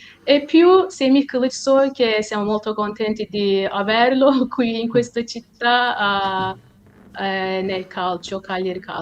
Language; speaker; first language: Italian; non-native, fluent; Turkish